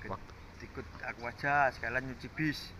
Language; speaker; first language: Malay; non-native, local second language; Javanese